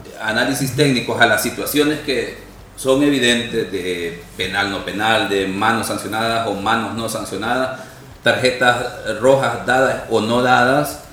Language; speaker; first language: Spanish; native; Spanish